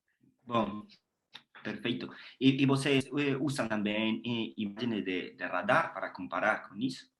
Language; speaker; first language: Portuguese; non-native, fluent; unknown